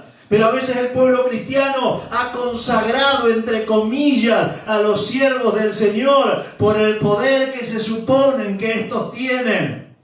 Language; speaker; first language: Spanish; native; Spanish